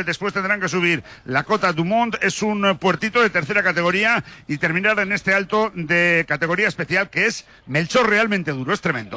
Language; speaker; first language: Spanish; native; Spanish